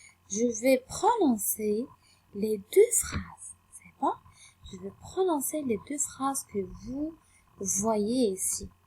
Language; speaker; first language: French; non-native, local second language; Arabic